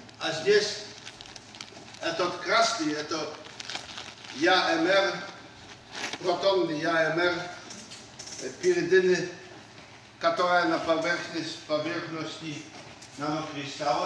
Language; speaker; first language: Russian; non-native, fluent; Polish